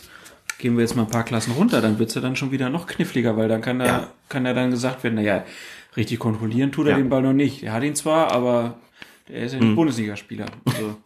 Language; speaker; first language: German; native; German